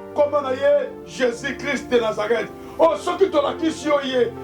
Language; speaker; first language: Lingala; native; Lingala